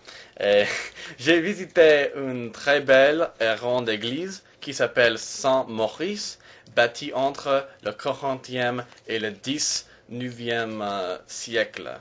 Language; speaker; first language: French; non-native, learner; English